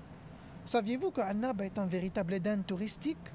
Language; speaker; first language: French; non-native, local second language; Arabic